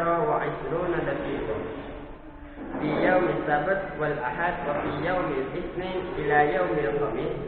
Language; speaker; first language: Arabic; non-native, learner; Indonesian